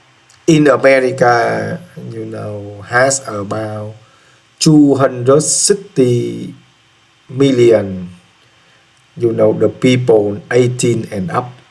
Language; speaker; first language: English; non-native, learner; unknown